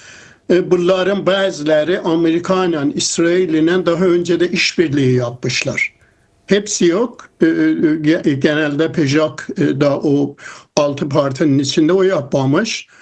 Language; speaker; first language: Turkish; non-native, fluent; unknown